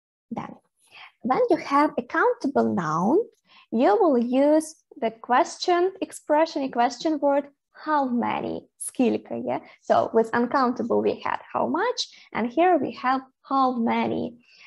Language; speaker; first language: English; non-native, fluent; Ukrainian